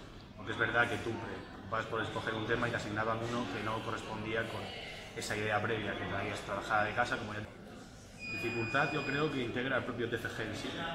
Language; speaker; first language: Spanish; native; Spanish